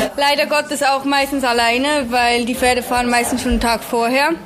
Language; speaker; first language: German; native; German